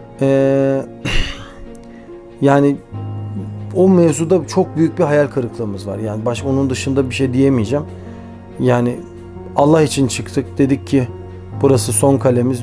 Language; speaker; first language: Turkish; native; Turkish